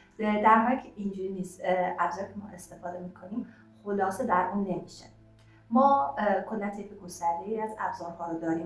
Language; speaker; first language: Persian; native; Persian